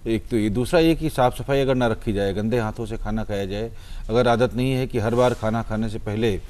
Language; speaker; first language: Hindi; native; Hindi